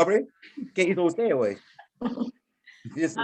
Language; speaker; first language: Spanish; non-native, fluent; English